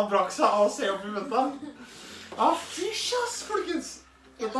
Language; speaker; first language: Norwegian; native; Norwegian